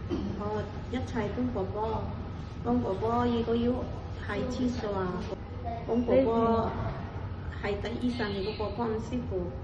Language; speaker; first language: Cantonese; non-native, learner; Indonesian